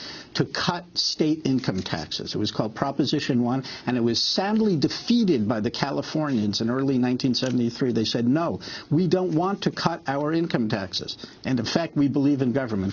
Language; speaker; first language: English; native; English